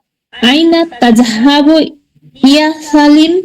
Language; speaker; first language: Arabic; non-native, learner; Bangla